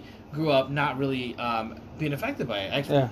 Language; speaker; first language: English; native; English